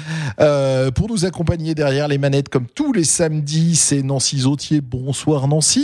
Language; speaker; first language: French; native; French